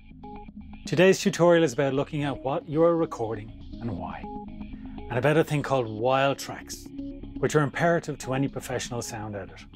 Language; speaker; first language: English; native; English